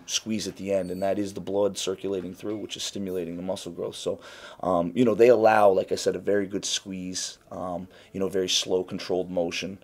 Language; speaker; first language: English; native; English